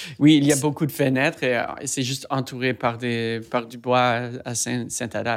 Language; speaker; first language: French; non-native, fluent; English